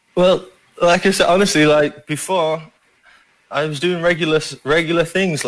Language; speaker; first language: English; native; English